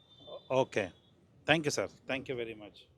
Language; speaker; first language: Kannada; native; Kannada